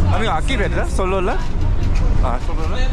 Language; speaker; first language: Spanish; non-native, learner; Korean